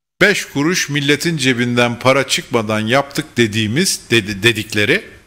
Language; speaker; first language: Turkish; native; Turkish